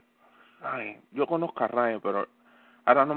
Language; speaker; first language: Spanish; early bilingual, heritage; Spanish